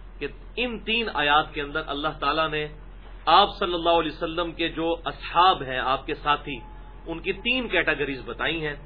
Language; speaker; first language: Urdu; non-native, local second language; Punjabi